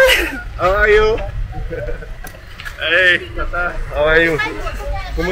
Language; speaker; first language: English; non-native, fluent; Dutch